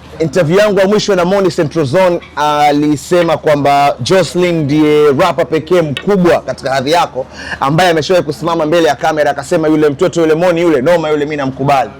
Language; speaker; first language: Swahili; native; Swahili